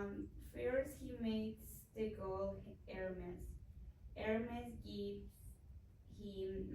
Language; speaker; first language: English; non-native, learner; Spanish